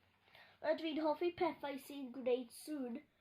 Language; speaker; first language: Welsh; non-native, local second language; English